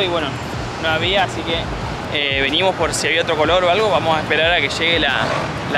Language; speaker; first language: Spanish; native; Spanish